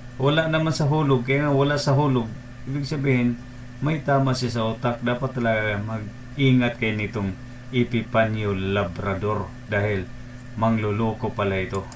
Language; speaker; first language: Filipino; non-native, local second language; Cebuano